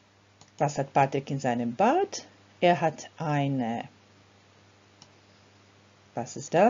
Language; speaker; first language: German; non-native, fluent; Croatian